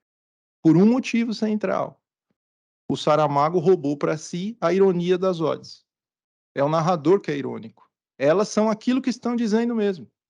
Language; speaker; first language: Portuguese; native; Portuguese